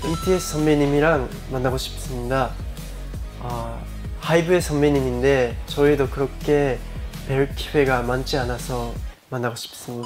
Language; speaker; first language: Korean; non-native, fluent; Japanese